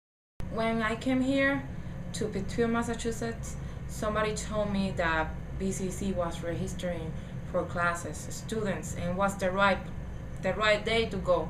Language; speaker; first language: English; non-native, learner; Spanish